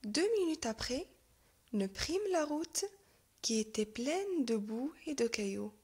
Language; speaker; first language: French; non-native, local second language; Arabic